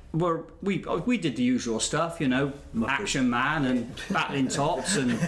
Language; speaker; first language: English; native; English